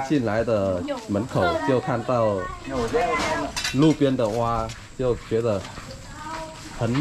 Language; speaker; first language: Chinese; non-native, learner; Vietnamese